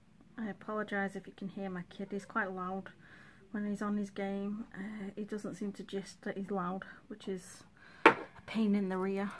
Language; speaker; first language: English; native; English